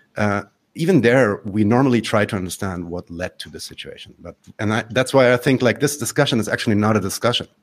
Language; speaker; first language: English; non-native, fluent; Polish